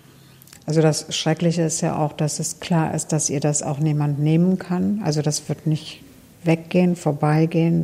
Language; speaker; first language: German; native; German